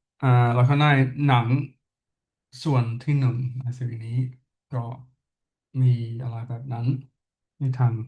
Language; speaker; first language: Thai; non-native, learner; English